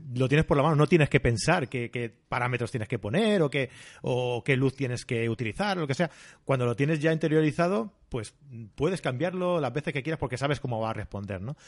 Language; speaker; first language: Spanish; native; Spanish